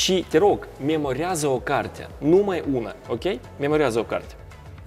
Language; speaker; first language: Romanian; non-native, local second language; Russian